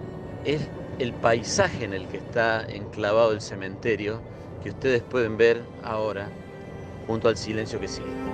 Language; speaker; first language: Spanish; native; Spanish